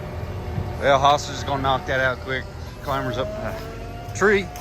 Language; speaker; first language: English; native; English